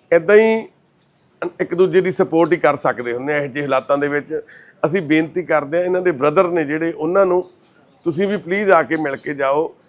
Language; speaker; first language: Punjabi; native; Punjabi